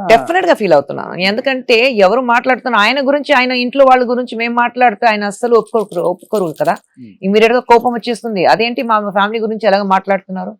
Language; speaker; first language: Telugu; non-native, fluent; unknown